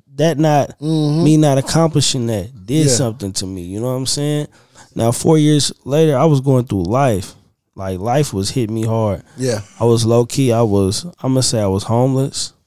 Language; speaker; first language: English; native; English